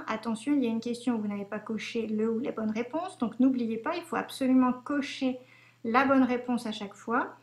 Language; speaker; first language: French; native; French